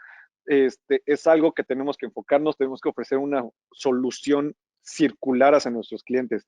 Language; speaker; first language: Spanish; native; Spanish